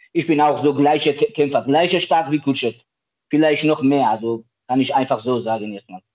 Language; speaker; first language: German; non-native, learner; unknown